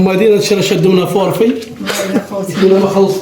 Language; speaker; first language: Arabic; native; Arabic